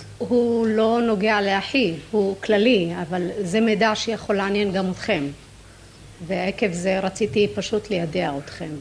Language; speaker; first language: Hebrew; native; Hebrew